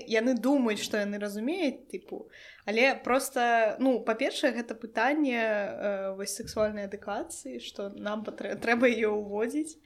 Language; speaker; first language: Belarusian; non-native, local second language; Russian